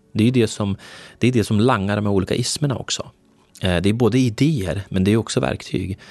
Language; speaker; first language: Swedish; native; Swedish